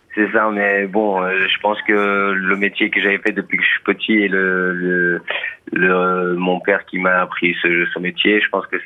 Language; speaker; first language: French; non-native, fluent; Persian